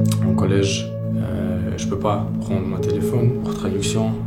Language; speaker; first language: French; non-native, learner; Ukrainian